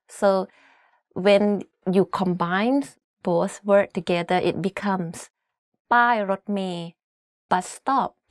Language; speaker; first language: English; non-native, fluent; Thai